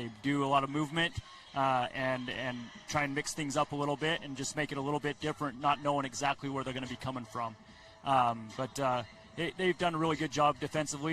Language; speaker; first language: English; native; English